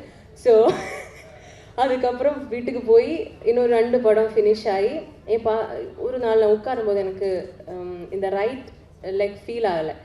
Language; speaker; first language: Tamil; non-native, learner; Malayalam